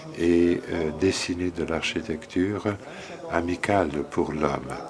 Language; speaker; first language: French; non-native, fluent; Polish